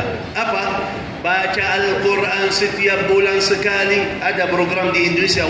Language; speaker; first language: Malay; non-native, fluent; Arabic